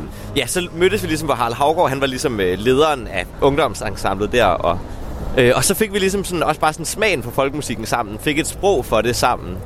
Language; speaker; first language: Danish; native; Danish